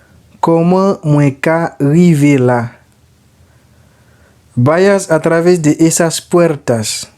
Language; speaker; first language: Spanish; non-native, learner; Haitian Creole